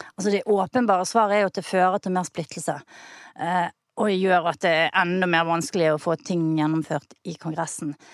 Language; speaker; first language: Norwegian; native; Norwegian